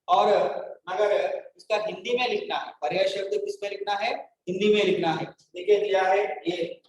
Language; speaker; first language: Hindi; non-native, local second language; Telugu